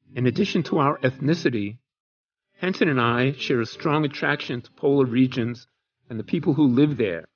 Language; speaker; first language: English; native; English